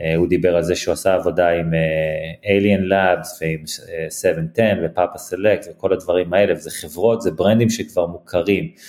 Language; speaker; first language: Hebrew; early bilingual, heritage; Hebrew